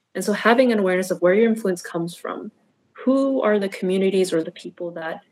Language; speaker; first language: English; native; English